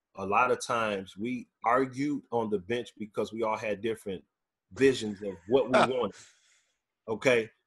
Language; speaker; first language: English; native; English